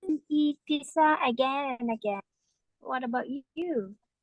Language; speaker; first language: English; non-native, fluent; Thai